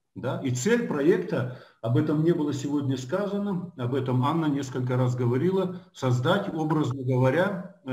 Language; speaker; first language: Russian; native; Russian